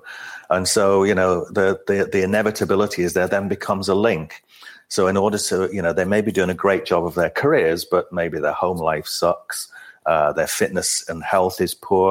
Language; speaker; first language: English; native; English